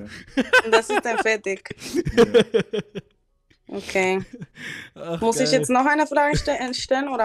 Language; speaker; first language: German; non-native, learner; Spanish